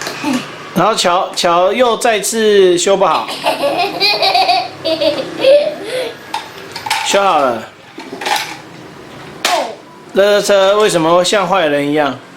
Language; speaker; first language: Chinese; native; Chinese